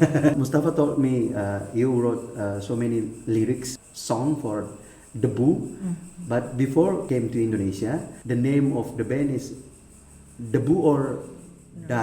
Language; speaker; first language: English; non-native, learner; Indonesian